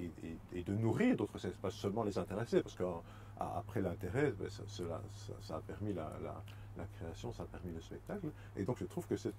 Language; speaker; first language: French; native; French